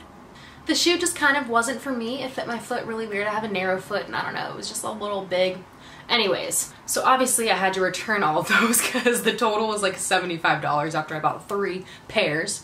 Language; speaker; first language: English; native; English